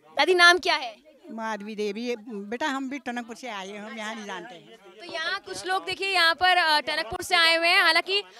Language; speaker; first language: Hindi; native; Hindi